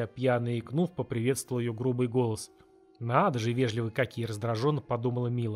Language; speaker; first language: Russian; native; Russian